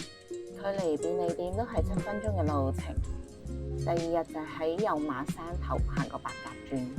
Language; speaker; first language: Cantonese; native; Cantonese